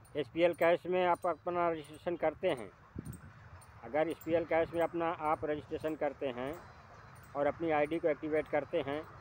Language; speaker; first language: Hindi; native; Hindi